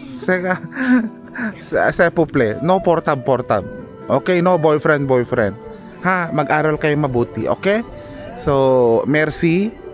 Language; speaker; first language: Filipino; native; Filipino